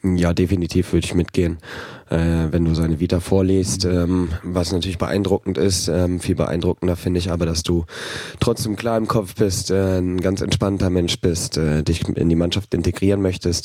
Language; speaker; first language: German; native; German